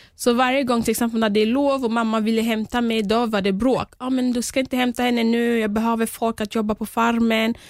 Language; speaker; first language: Swedish; early bilingual, other home language; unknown